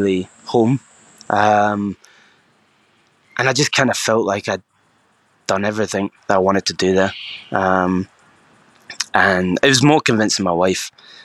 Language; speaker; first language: English; native; English